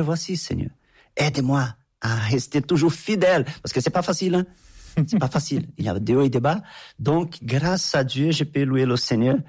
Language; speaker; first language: French; non-native, fluent; Portuguese